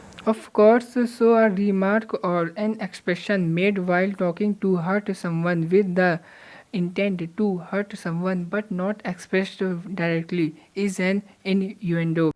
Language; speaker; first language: English; non-native, local second language; Hindi